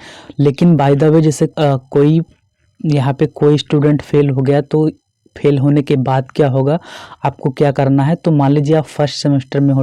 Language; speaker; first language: Hindi; native; Hindi